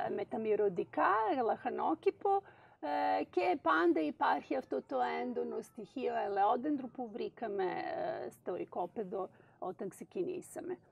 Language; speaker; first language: Greek; non-native, fluent; Serbian